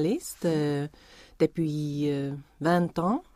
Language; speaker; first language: French; non-native, learner; Swedish